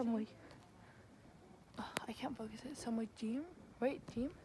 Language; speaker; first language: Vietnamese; non-native, learner; English